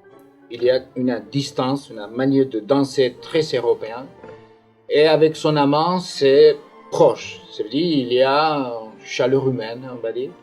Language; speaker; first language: French; non-native, fluent; Spanish